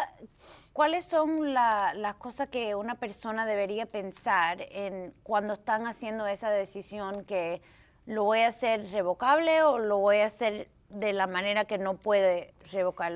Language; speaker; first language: Spanish; early bilingual, heritage; English